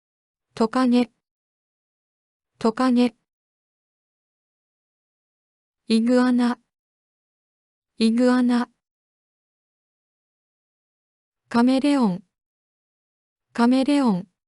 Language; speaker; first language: Japanese; native; Japanese